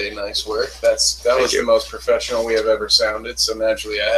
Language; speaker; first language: English; native; English